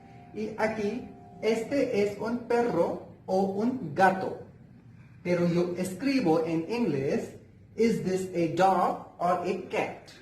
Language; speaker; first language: Spanish; non-native, learner; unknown